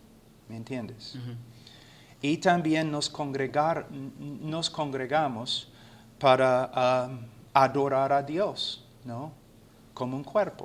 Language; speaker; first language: Spanish; non-native, fluent; English